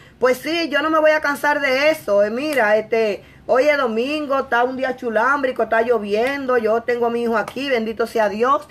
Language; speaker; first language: Spanish; native; Spanish